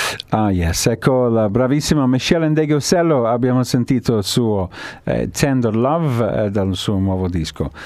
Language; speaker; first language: Italian; non-native, fluent; English